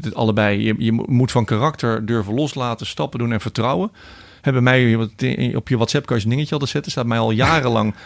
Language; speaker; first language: Dutch; native; Dutch